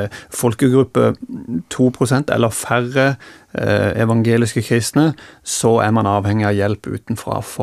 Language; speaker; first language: Norwegian; native; Norwegian